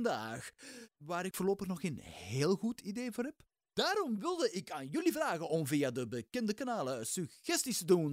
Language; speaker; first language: Dutch; native; Dutch